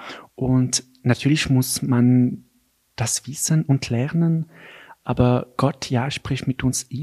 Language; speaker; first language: German; non-native, local second language; French